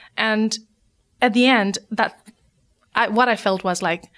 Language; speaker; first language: English; non-native, local second language; Nepali